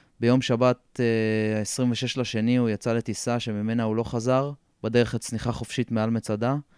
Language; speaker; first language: Hebrew; native; Hebrew